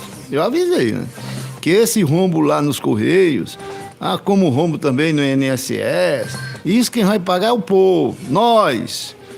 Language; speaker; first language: Portuguese; native; Portuguese